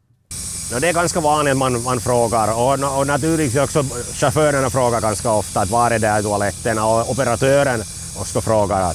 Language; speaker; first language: Swedish; non-native, local second language; Finnish